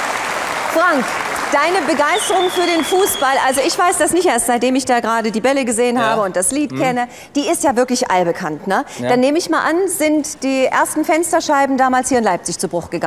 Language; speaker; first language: German; native; German